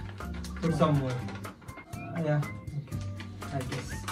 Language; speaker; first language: English; non-native, fluent; Nepali